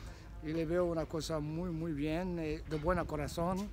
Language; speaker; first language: Spanish; non-native, learner; Arabic